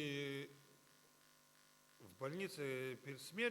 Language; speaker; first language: Russian; native; Russian